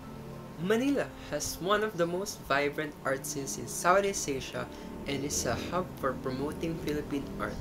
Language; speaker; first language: English; non-native, local second language; Filipino